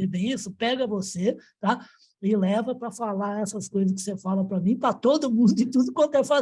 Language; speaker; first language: Portuguese; native; Portuguese